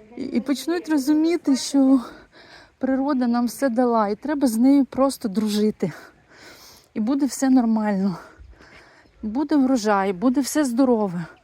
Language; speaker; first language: Ukrainian; non-native, local second language; Russian